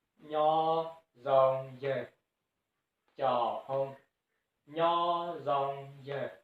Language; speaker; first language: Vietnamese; non-native, local second language; Hmong